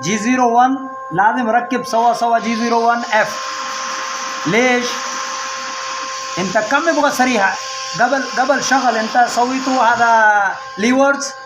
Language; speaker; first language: Arabic; non-native, learner; Punjabi